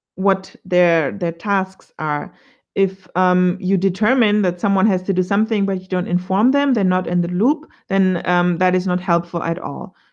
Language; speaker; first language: English; non-native, fluent; German